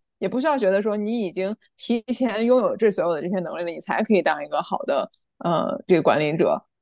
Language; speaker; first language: Chinese; native; Chinese